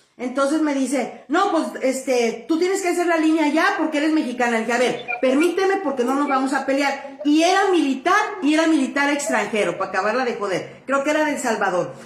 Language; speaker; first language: Spanish; native; Spanish